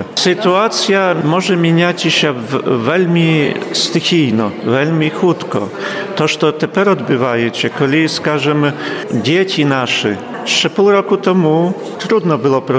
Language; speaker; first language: Polish; non-native, local second language; Ukrainian